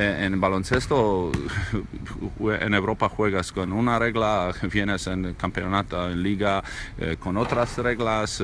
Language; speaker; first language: Spanish; non-native, learner; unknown